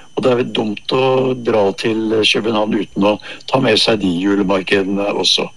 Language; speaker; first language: Norwegian; native; Norwegian